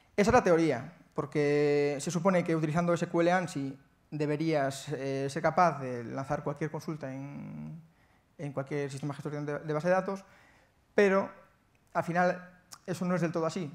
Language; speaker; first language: Spanish; native; Spanish